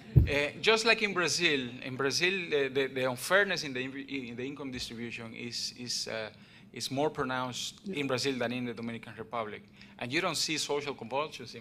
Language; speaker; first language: English; non-native, fluent; Spanish